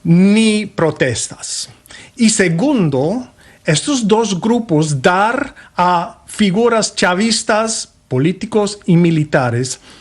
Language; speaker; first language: Spanish; non-native, fluent; English